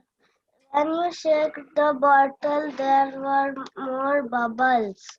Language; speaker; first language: English; non-native, learner; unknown